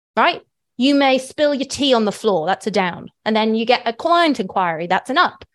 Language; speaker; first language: English; native; English